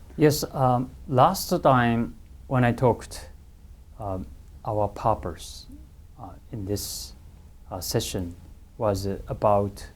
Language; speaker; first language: English; non-native, fluent; Japanese